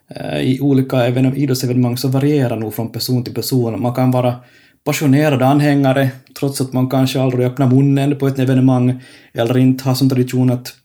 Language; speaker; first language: Swedish; native; Swedish